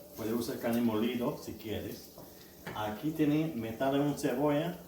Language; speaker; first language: Spanish; non-native, learner; English